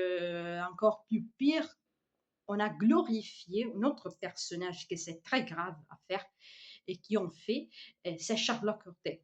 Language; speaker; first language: French; non-native, fluent; Italian